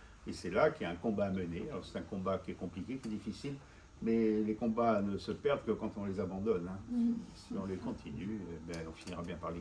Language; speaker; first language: French; native; French